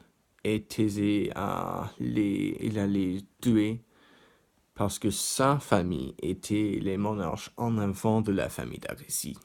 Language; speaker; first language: French; non-native, learner; English